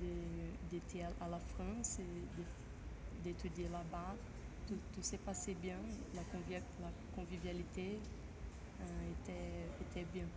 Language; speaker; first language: French; non-native, fluent; Portuguese